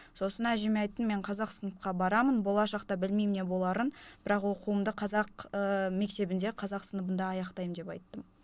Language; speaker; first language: Kazakh; non-native, local second language; Russian